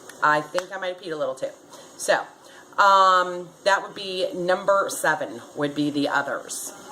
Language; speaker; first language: English; native; English